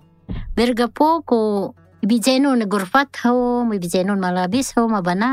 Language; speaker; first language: Arabic; non-native, learner; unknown